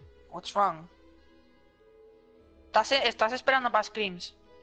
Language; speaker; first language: Spanish; early bilingual, heritage; Spanish